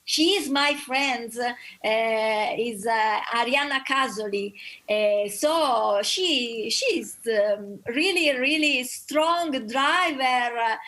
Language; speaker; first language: English; non-native, learner; Italian